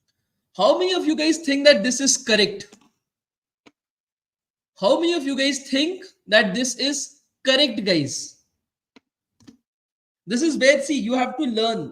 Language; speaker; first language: English; non-native, local second language; Hindi